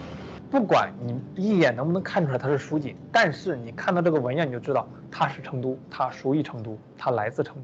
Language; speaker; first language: Chinese; native; Chinese